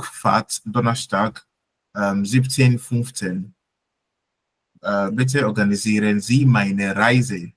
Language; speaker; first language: German; non-native, learner; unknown